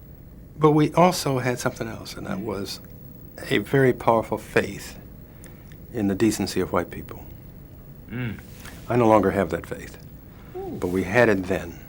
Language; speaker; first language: English; native; English